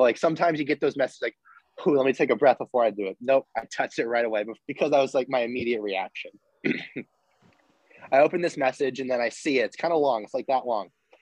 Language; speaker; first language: English; native; English